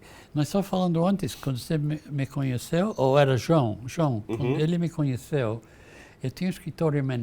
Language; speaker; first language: Portuguese; non-native, fluent; English